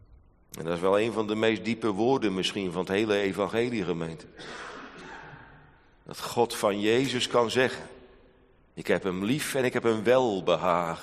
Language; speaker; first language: Dutch; native; Dutch